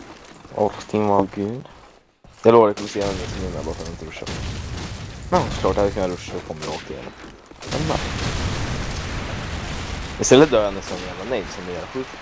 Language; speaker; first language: Swedish; native; Swedish